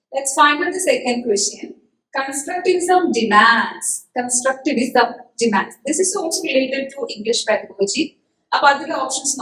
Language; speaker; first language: English; non-native, local second language; Malayalam